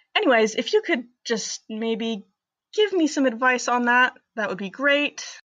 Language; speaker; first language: English; native; English